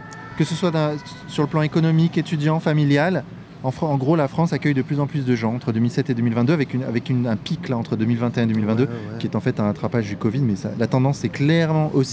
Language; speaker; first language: French; native; French